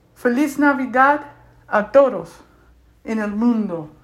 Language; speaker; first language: Spanish; non-native, learner; English